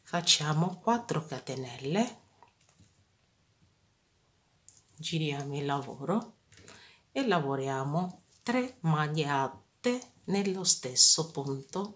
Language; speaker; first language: Italian; non-native, fluent; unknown